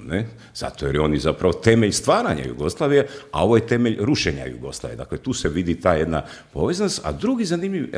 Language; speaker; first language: Croatian; native; Croatian